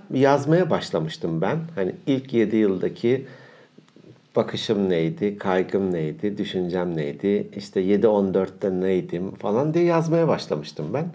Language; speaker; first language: Turkish; native; Turkish